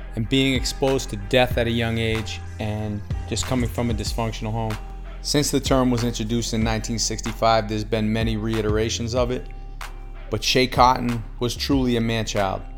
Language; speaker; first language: English; native; English